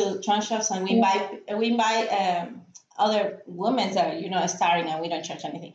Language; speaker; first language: English; non-native, fluent; Spanish